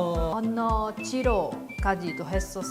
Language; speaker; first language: Korean; non-native, learner; Vietnamese